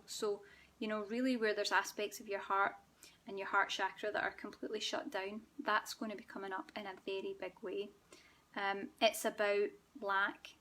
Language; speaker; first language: English; native; English